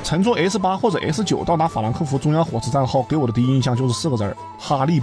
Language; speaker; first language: Chinese; native; Chinese